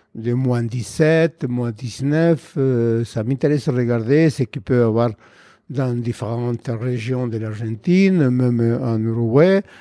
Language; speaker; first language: French; non-native, fluent; Spanish